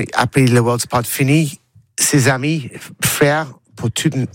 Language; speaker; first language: French; non-native, learner; English